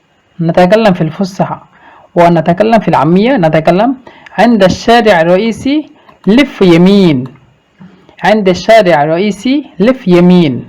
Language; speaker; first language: Arabic; non-native, fluent; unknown